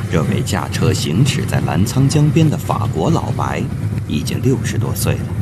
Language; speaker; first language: Chinese; native; Chinese